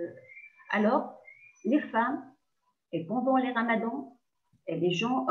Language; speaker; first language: French; non-native, local second language; Arabic